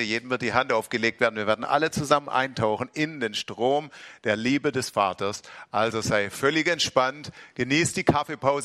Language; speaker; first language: German; native; German